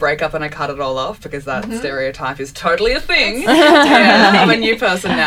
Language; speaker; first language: English; native; English